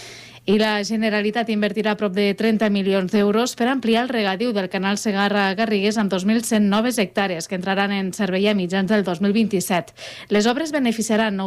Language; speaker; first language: Catalan; native; Catalan